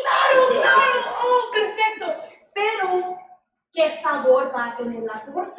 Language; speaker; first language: Spanish; non-native, fluent; English